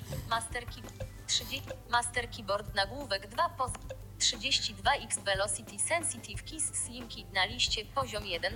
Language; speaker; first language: Polish; native; Polish